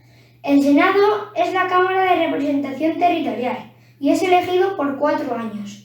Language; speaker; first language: Spanish; native; Spanish